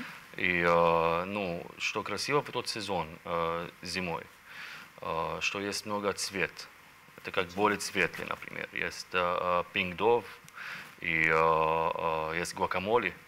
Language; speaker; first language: Russian; non-native, learner; Arabic